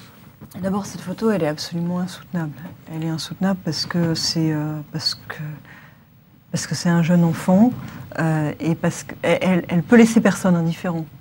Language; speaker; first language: French; native; French